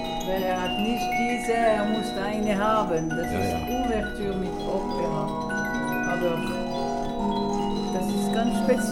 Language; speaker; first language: German; non-native, local second language; French